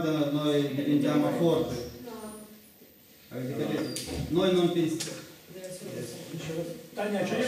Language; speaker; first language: Italian; non-native, learner; Russian